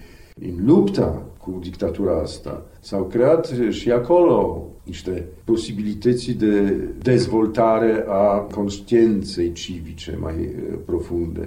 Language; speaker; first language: Romanian; non-native, fluent; Polish